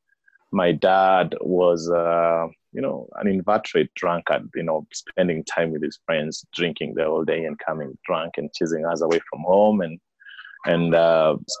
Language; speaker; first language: English; non-native, local second language; Kikuyu